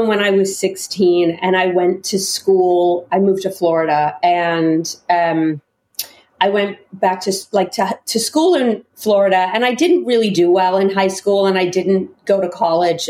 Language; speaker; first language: English; native; English